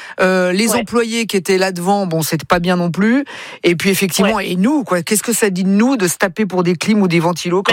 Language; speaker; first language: French; native; French